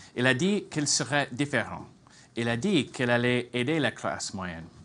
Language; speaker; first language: French; non-native, fluent; English